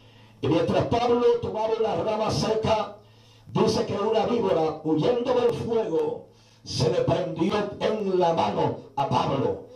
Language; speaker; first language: Spanish; native; Spanish